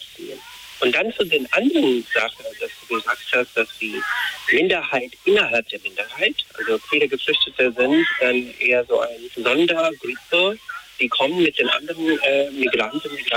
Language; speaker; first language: German; non-native, fluent; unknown